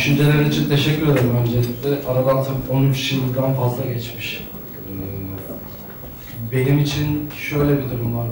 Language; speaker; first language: Turkish; native; Turkish